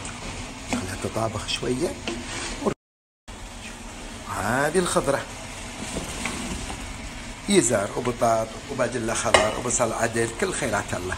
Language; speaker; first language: Arabic; native; Arabic